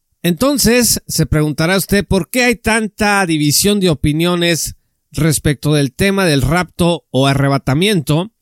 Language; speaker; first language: Spanish; native; Spanish